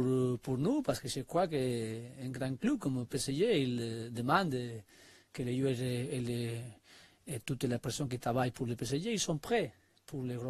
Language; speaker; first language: French; non-native, learner; Spanish